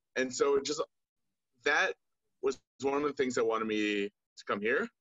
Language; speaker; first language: English; native; English